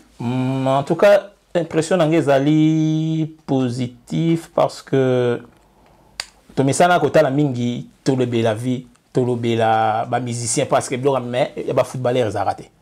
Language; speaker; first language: Lingala; native; Lingala